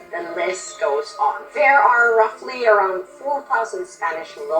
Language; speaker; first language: English; non-native, local second language; Filipino